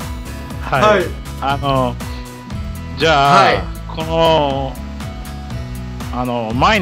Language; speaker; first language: Japanese; non-native, fluent; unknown